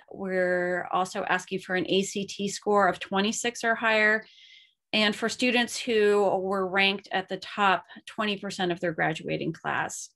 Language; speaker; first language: English; native; English